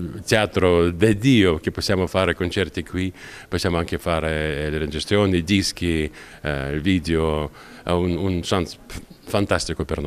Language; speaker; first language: Italian; non-native, learner; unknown